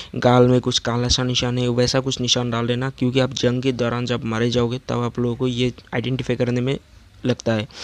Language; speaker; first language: Hindi; non-native, local second language; Assamese